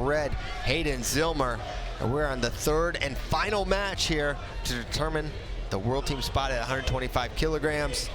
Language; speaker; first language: English; native; English